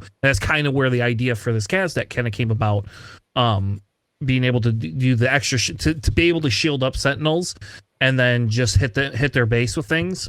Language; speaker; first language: English; native; English